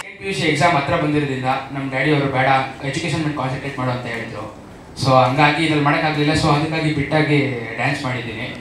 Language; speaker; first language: Kannada; native; Kannada